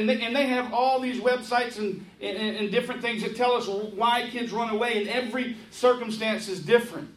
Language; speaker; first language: English; native; English